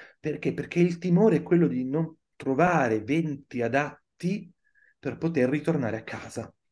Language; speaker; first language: Italian; native; Italian